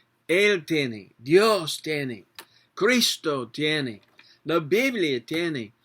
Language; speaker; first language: Spanish; non-native, learner; English